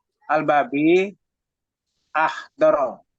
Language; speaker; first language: Arabic; non-native, learner; Indonesian